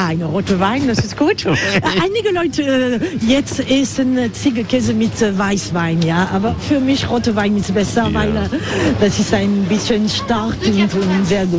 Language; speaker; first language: German; non-native, learner; French